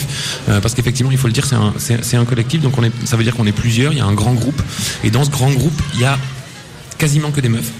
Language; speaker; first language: French; native; French